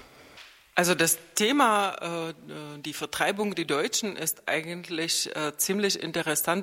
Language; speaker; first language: German; non-native, fluent; Czech